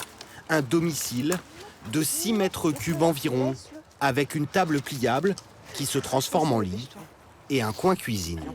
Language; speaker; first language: French; native; French